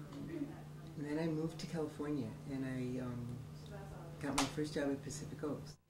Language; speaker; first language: English; native; English